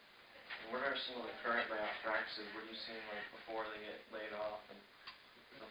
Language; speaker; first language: English; native; English